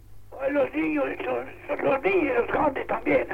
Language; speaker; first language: Spanish; non-native, local second language; Catalan